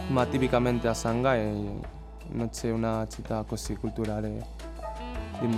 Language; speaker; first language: Italian; non-native, learner; Chinese